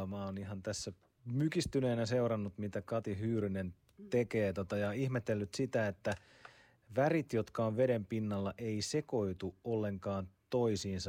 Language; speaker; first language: Finnish; native; Finnish